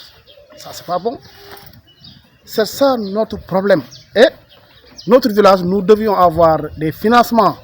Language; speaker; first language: French; non-native, local second language; Wolof